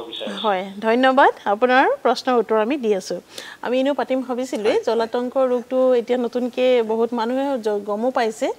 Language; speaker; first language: Assamese; native; Assamese